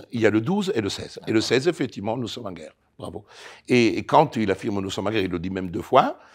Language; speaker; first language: French; non-native, fluent; Italian